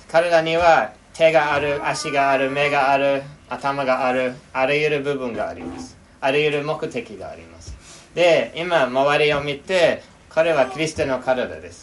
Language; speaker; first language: Japanese; non-native, fluent; English